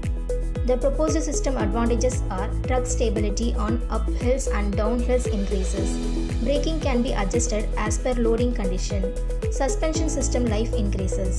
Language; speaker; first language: English; non-native, local second language; Tamil